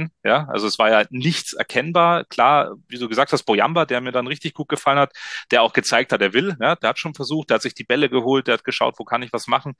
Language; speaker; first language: German; native; German